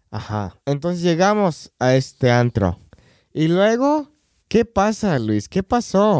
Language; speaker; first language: Spanish; non-native, fluent; English